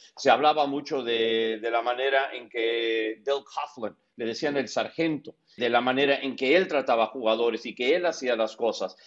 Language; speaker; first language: Spanish; early bilingual, heritage; Spanish